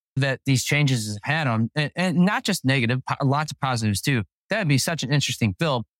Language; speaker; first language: English; native; English